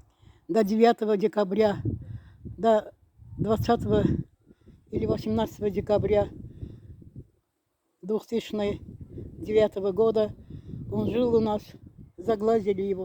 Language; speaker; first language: Russian; non-native, fluent; Azerbaijani